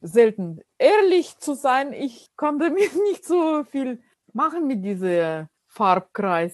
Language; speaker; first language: German; non-native, fluent; Russian